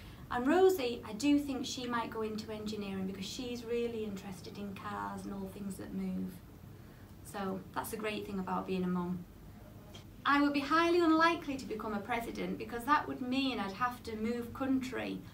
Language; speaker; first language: English; native; English